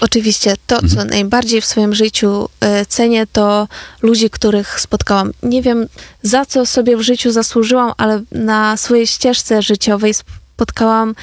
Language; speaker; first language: Polish; non-native, fluent; Ukrainian